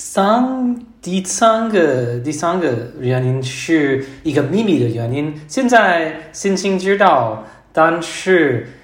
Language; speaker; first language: Chinese; non-native, learner; English